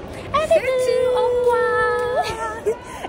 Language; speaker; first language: French; non-native, learner; English